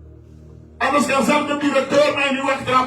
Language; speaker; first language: Dutch; non-native, fluent; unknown